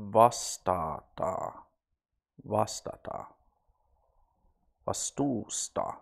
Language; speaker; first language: Finnish; non-native, learner; English